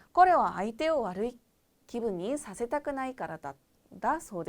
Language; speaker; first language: Japanese; non-native, fluent; Korean